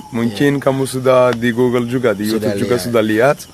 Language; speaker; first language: Indonesian; non-native, learner; Turkish